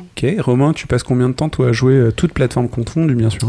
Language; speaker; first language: French; native; French